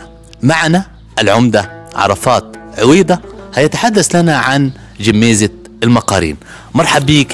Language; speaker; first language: Arabic; native; Arabic